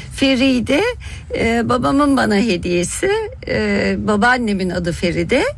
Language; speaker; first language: Turkish; early bilingual, heritage; Turkish